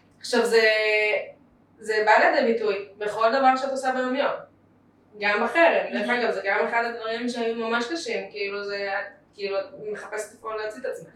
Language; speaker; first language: Hebrew; early bilingual, other home language; Russian